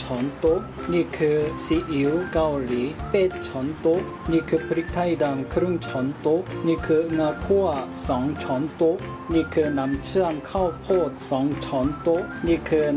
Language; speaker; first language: Thai; non-native, learner; Korean